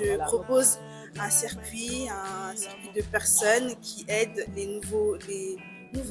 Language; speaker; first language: French; early bilingual, other home language; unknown